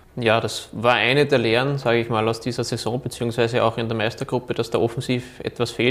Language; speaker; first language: German; native; German